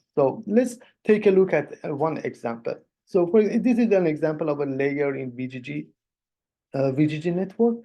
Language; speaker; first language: English; non-native, fluent; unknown